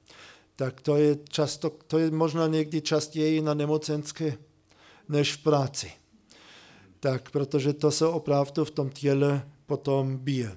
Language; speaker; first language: Czech; non-native, fluent; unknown